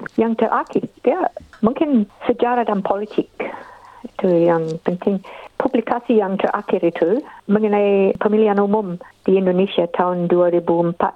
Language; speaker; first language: Indonesian; non-native, fluent; English